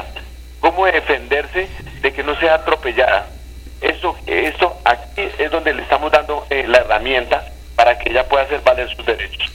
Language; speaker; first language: Spanish; native; Spanish